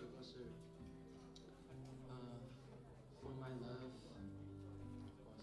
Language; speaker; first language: Chinese; non-native, fluent; Korean